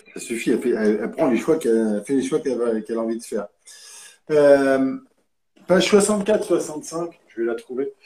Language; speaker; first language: French; native; French